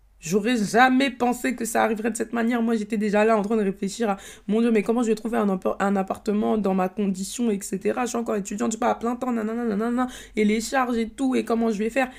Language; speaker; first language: French; early bilingual, other home language; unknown